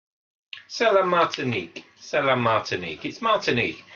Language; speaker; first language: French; non-native, fluent; English